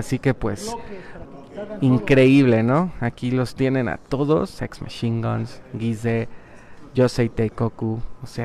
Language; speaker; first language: Spanish; native; Spanish